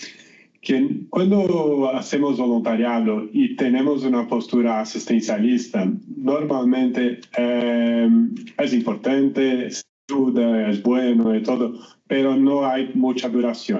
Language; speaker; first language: Spanish; non-native, learner; Portuguese